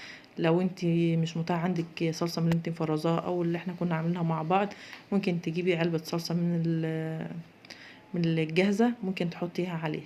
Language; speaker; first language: Arabic; native; Arabic